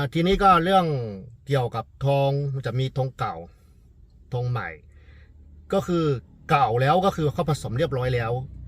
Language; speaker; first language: Thai; non-native, fluent; Chinese